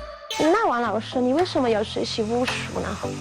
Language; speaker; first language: Chinese; non-native, learner; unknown